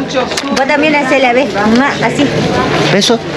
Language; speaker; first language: Spanish; native; Spanish